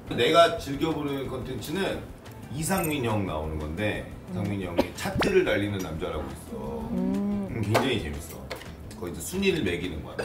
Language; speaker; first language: Korean; native; Korean